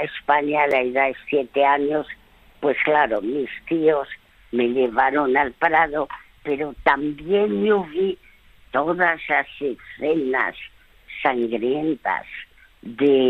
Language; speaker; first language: Spanish; early bilingual, other home language; French